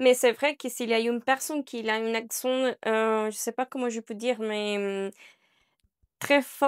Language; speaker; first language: French; non-native, learner; Spanish